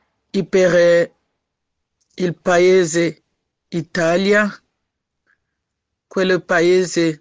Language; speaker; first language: Italian; non-native, learner; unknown